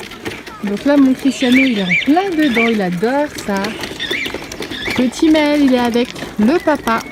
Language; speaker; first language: French; native; French